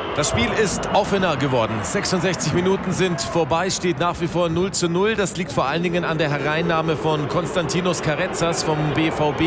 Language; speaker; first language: German; native; German